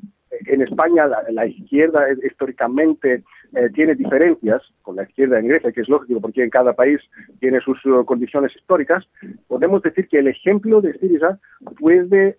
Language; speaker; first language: Spanish; non-native, fluent; Greek